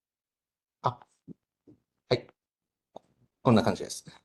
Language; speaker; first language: Japanese; non-native, fluent; English